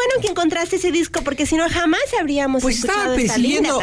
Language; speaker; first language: Spanish; native; Spanish